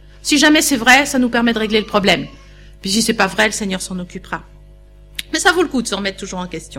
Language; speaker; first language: French; native; French